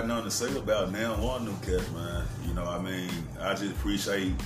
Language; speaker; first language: English; native; English